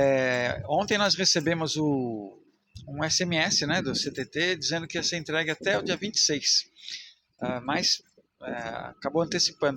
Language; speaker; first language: Portuguese; native; Portuguese